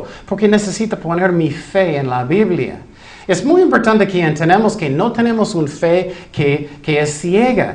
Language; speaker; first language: Spanish; non-native, fluent; English